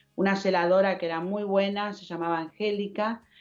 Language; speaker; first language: Spanish; native; Spanish